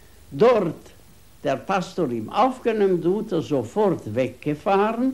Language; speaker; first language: German; non-native, fluent; Hungarian